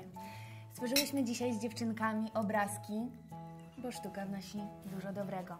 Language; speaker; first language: Polish; native; Polish